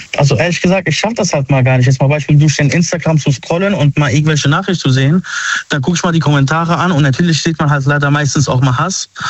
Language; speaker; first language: German; early bilingual, other home language; Arabic